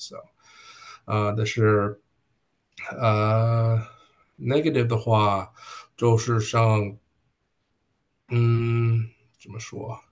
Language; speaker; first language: Chinese; early bilingual, heritage; Chinese